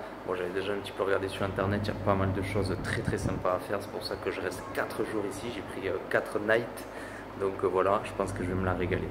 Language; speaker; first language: French; native; French